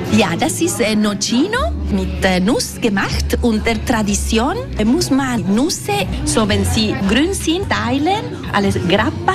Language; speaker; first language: German; non-native, learner; Italian